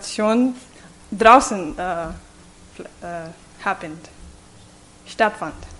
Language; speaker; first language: German; non-native, fluent; English